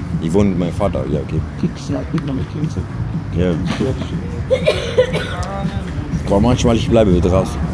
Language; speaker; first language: German; non-native, learner; Greek